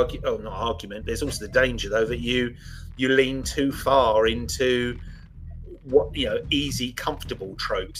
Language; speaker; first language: English; native; English